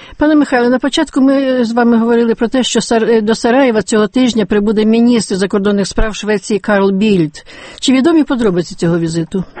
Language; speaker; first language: Ukrainian; native; Ukrainian